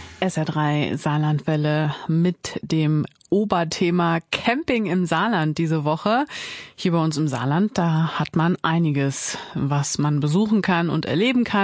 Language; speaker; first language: German; native; German